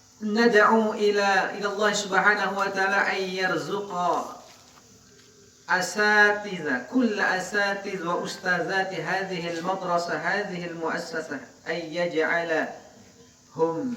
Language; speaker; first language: Arabic; non-native, fluent; Indonesian